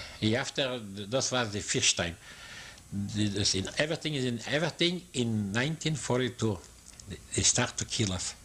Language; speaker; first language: English; non-native, learner; Yiddish